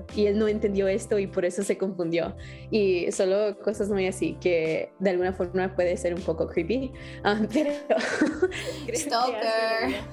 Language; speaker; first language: Spanish; early bilingual, heritage; Spanish